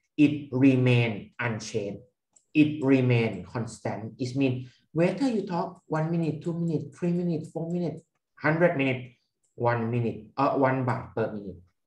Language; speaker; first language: English; non-native, fluent; Thai